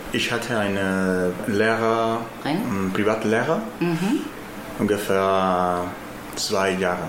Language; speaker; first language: German; non-native, learner; Spanish